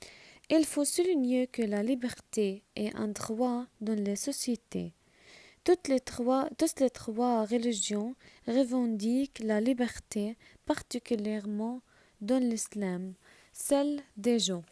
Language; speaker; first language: French; non-native, learner; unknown